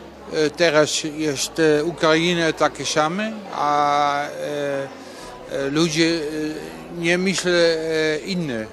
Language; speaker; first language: Polish; early bilingual, heritage; Dutch